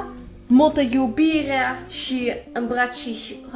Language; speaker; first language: Romanian; non-native, learner; Dutch